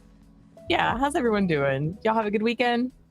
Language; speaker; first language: English; native; English